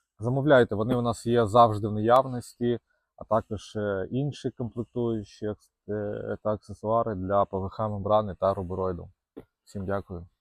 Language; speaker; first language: Ukrainian; non-native, local second language; Russian